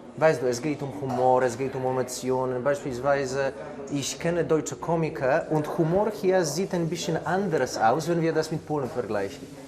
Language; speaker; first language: German; non-native, fluent; Polish